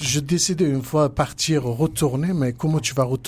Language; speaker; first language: French; non-native, learner; Kurdish